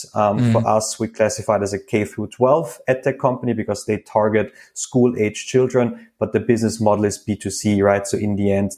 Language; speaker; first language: English; non-native, fluent; German